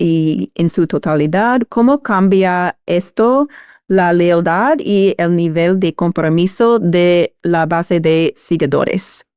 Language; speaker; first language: Spanish; non-native, fluent; English